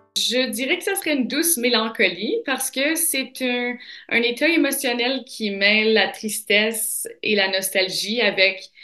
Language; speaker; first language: French; native; French